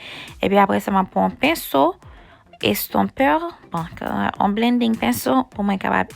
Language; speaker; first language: French; non-native, learner; Haitian Creole